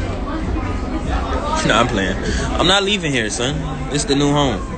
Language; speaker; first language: English; native; English